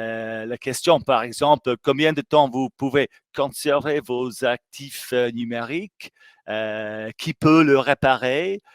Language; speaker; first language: French; non-native, fluent; English